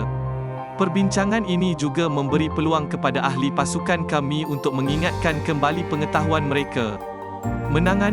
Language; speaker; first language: Malay; native; Malay